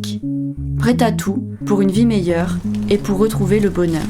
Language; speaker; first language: French; native; French